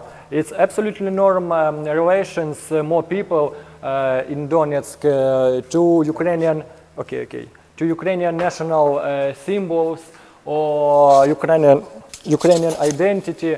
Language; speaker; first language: English; non-native, learner; Ukrainian